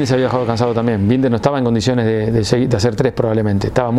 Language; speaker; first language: Spanish; native; Spanish